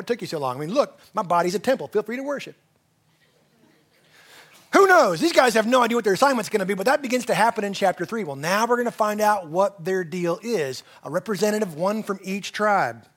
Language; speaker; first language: English; native; English